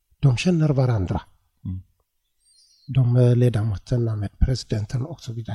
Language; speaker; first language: Swedish; non-native, learner; Tigrinya